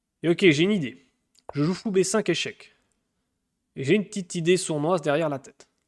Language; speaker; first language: French; native; French